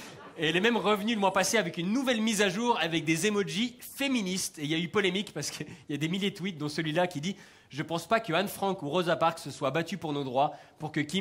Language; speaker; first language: French; native; French